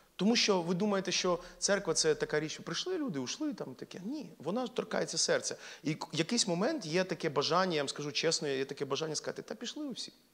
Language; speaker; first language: Ukrainian; non-native, local second language; Russian